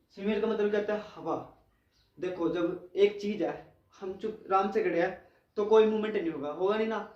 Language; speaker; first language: Hindi; native; Hindi